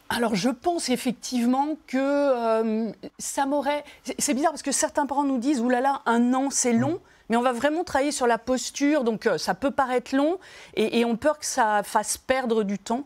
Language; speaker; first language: French; native; French